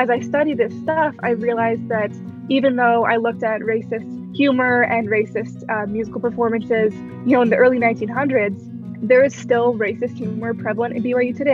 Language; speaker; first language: English; native; English